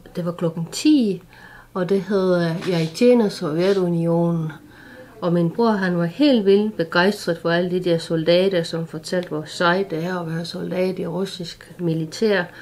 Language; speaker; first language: Danish; non-native, fluent; Estonian